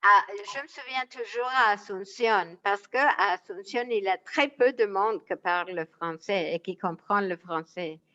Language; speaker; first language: French; non-native, fluent; Spanish